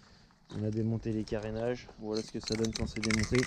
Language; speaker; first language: French; native; French